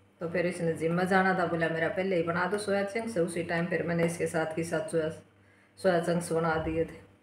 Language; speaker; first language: Hindi; native; Hindi